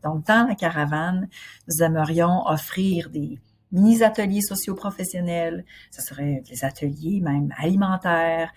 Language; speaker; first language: French; native; French